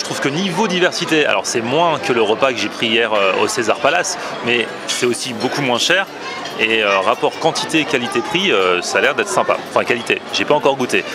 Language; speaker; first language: French; native; French